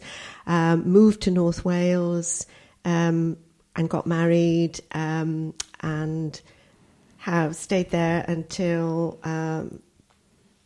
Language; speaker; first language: English; native; English